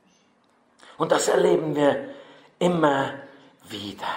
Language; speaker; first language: German; native; German